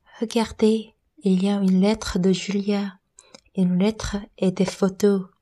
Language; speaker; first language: French; non-native, learner; Korean